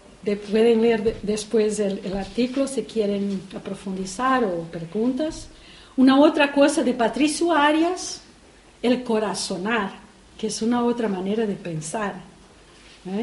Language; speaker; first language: Spanish; non-native, fluent; Portuguese